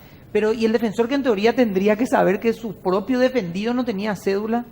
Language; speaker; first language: Spanish; native; Spanish